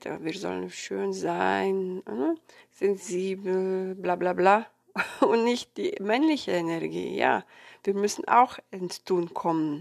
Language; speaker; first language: German; non-native, fluent; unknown